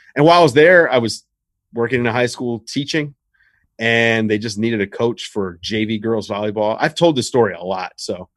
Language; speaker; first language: English; native; English